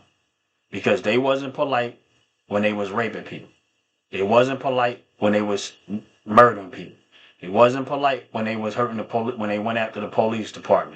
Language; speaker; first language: English; native; English